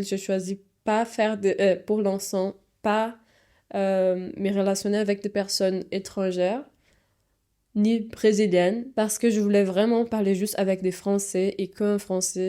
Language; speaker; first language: French; non-native, fluent; Portuguese